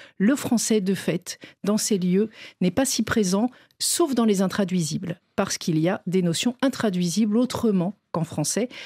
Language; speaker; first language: French; native; French